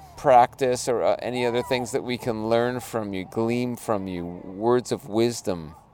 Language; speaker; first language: English; native; English